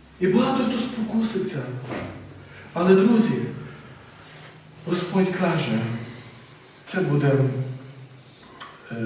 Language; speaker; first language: Ukrainian; native; Ukrainian